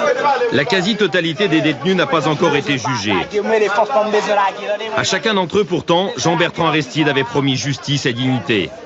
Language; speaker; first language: French; native; French